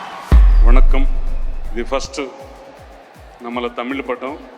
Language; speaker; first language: Tamil; non-native, learner; Telugu